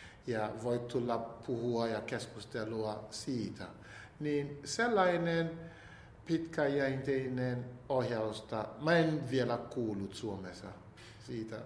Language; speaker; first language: Finnish; non-native, fluent; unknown